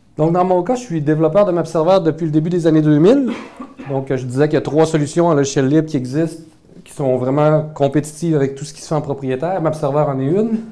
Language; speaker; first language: French; native; French